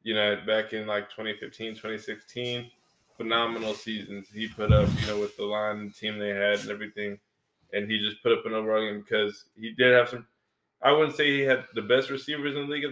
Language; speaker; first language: English; native; English